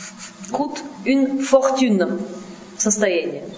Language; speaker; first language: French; non-native, fluent; Russian